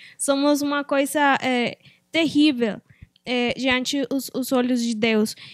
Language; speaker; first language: Portuguese; non-native, fluent; Spanish